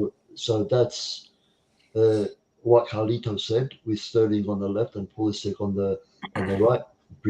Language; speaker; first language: English; native; English